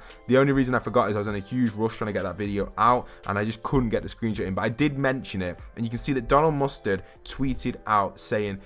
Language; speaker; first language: English; native; English